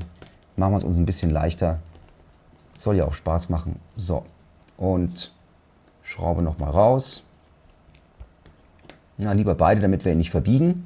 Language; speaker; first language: German; native; German